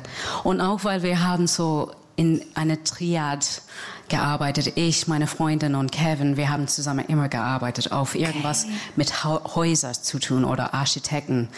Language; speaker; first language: German; non-native, learner; English